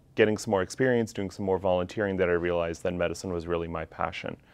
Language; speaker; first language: English; native; English